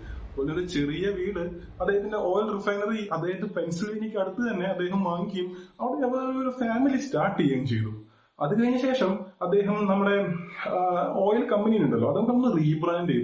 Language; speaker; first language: Malayalam; native; Malayalam